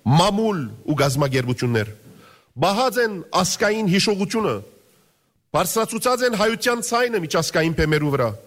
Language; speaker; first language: Armenian; early bilingual, heritage; Armenian